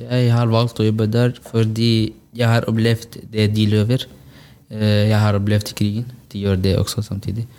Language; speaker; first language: Norwegian; non-native, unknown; Arabic